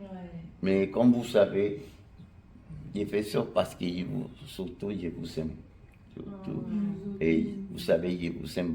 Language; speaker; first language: French; non-native, fluent; Spanish